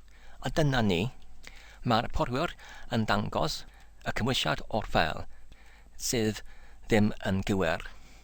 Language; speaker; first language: Welsh; non-native, learner; English